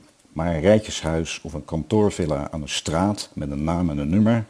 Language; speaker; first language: Dutch; native; Dutch